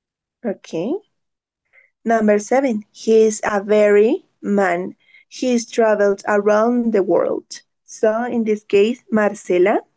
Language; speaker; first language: English; non-native, learner; Spanish